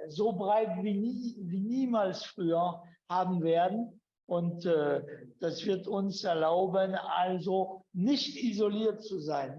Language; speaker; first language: German; non-native, fluent; French